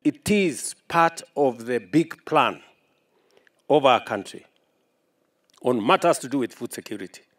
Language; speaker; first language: English; non-native, local second language; Kalenjin